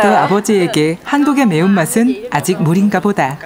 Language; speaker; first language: Korean; native; Korean